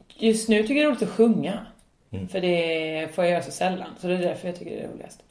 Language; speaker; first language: Swedish; native; Swedish